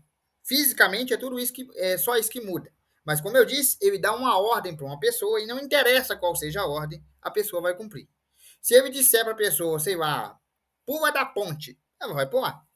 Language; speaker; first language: Portuguese; native; Portuguese